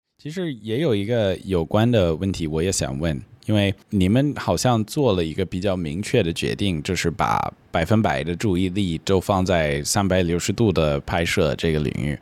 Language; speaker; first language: Chinese; non-native, fluent; English